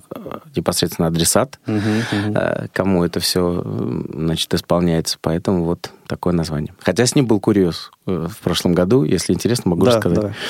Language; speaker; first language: Russian; native; Russian